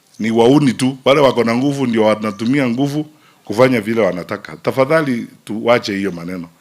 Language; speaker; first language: Swahili; non-native, local second language; Gusii